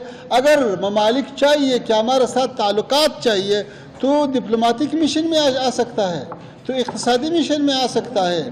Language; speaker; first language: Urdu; non-native, learner; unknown